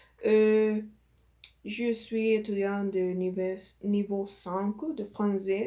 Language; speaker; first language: French; non-native, learner; Spanish